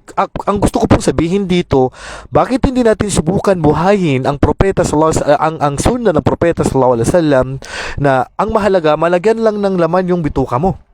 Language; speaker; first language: Filipino; non-native, local second language; Maranao